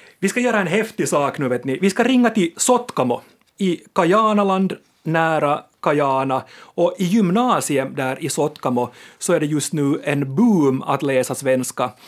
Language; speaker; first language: Swedish; native; Swedish